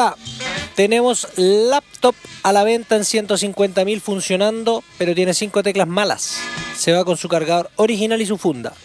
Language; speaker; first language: Spanish; native; Spanish